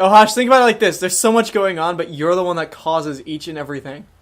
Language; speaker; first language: English; native; English